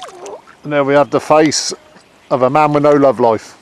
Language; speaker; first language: English; native; English